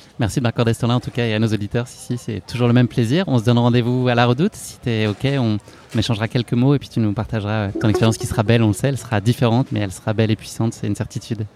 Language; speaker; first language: French; native; French